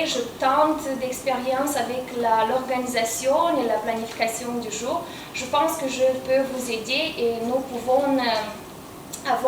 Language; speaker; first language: French; non-native, fluent; Romanian